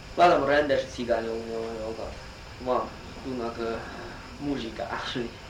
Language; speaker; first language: Hungarian; non-native, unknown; Chinese